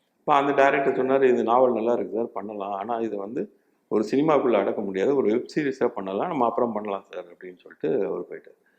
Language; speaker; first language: Tamil; native; Tamil